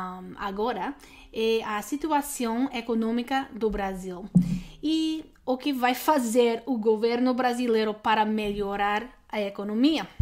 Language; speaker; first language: Portuguese; non-native, learner; English